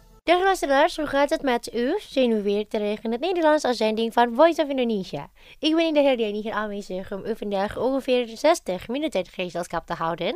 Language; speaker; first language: Dutch; non-native, fluent; Indonesian